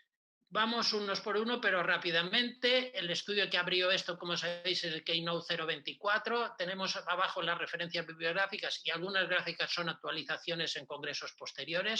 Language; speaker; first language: Spanish; native; Spanish